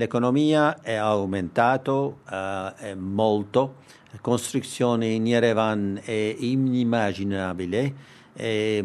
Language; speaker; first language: Italian; non-native, learner; Armenian